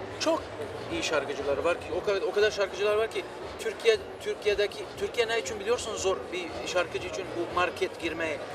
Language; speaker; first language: Turkish; early bilingual, heritage; Turkish